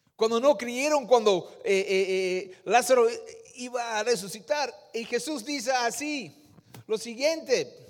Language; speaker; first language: Spanish; non-native, fluent; Dutch